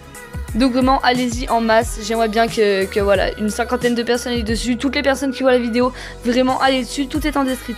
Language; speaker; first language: French; native; French